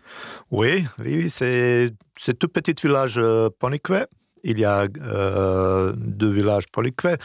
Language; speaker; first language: French; non-native, fluent; Bosnian